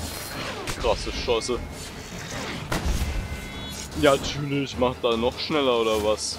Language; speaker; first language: German; native; German